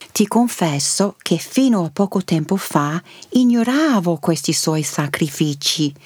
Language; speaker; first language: Italian; early bilingual, heritage; Italian